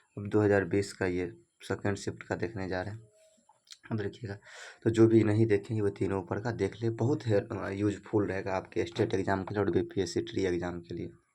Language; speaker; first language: Hindi; native; Hindi